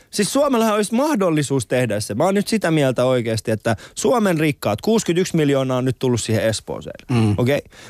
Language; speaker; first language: Finnish; early bilingual, other home language; Persian